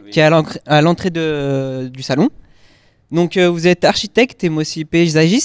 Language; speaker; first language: French; native; French